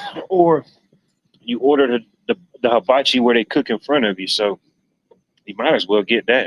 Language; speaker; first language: English; native; English